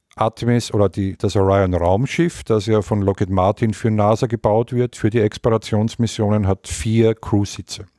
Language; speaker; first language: German; native; German